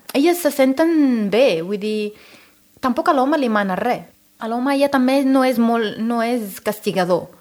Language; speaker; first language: Catalan; non-native, fluent; Arabic